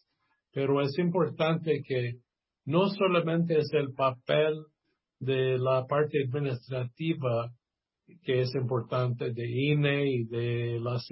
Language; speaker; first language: Spanish; non-native, fluent; English